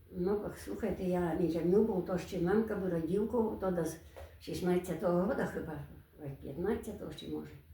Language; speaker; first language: Ukrainian; native; Ukrainian